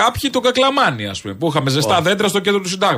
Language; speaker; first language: Greek; native; Greek